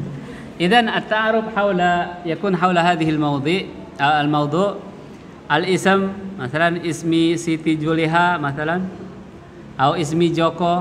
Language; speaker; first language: Arabic; non-native, fluent; Indonesian